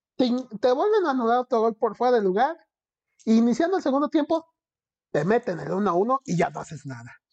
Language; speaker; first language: Spanish; early bilingual, heritage; Spanish